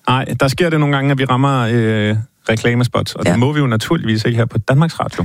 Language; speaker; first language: Danish; native; Danish